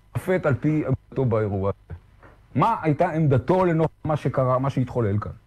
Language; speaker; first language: Hebrew; native; Hebrew